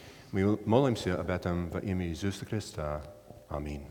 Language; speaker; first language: Russian; non-native, learner; English